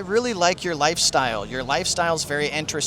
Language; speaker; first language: English; native; English